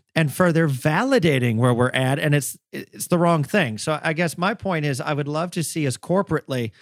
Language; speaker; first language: English; native; English